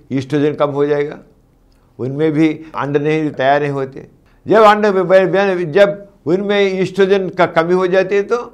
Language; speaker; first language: Hindi; non-native, local second language; Telugu